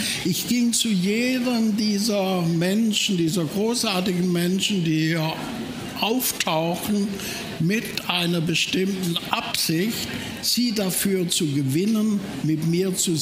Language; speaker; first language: German; native; German